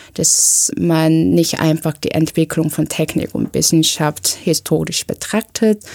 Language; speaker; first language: German; non-native, fluent; Korean